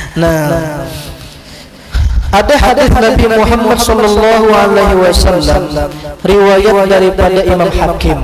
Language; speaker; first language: Indonesian; non-native, local second language; Banjar